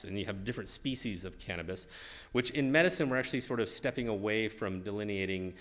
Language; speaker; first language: English; native; English